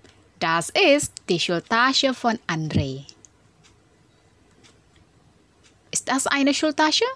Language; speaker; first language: German; non-native, fluent; Indonesian